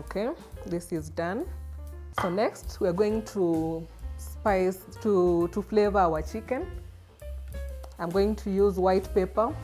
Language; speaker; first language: English; non-native, local second language; Swahili